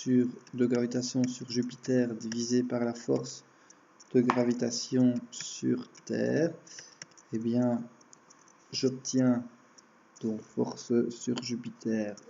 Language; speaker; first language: French; native; French